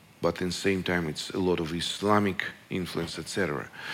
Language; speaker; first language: English; non-native, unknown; Russian